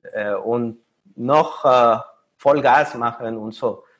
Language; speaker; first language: German; non-native, fluent; Spanish